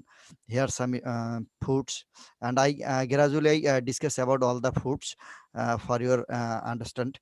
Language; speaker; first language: English; non-native, learner; Bangla